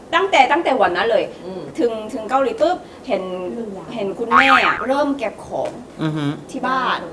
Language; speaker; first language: Thai; non-native, fluent; Korean